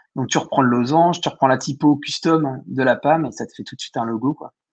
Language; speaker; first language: French; native; French